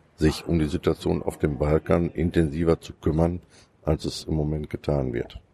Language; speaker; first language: German; native; German